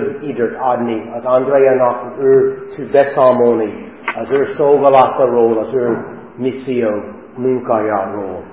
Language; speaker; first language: Hungarian; non-native, fluent; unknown